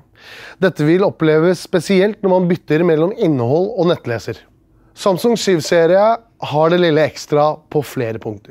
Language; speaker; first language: Norwegian; native; Norwegian